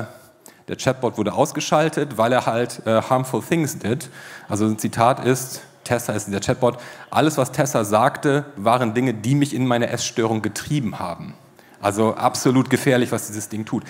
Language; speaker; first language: German; native; German